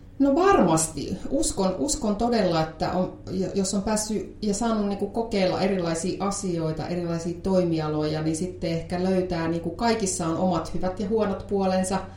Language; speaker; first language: Finnish; native; Finnish